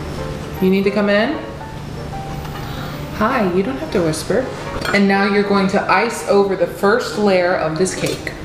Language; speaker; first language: English; native; English